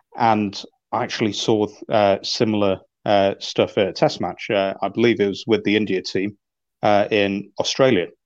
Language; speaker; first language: English; native; English